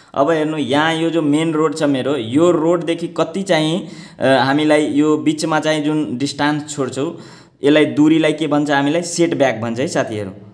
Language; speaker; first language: Nepali; native; Nepali